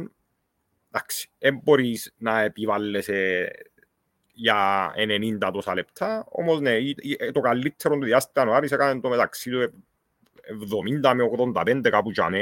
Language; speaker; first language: Greek; native; Greek